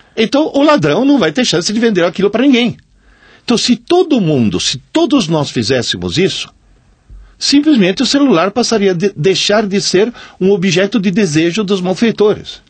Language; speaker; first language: Portuguese; non-native, fluent; Italian